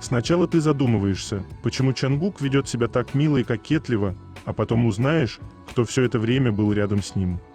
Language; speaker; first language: Russian; native; Russian